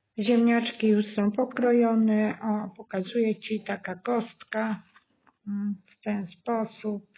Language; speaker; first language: Polish; native; Polish